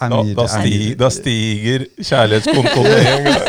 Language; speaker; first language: Norwegian; native; Norwegian